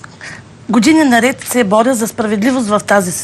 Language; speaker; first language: Bulgarian; native; Bulgarian